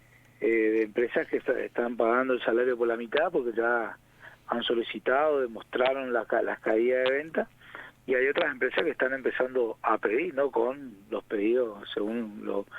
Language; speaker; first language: Spanish; native; Spanish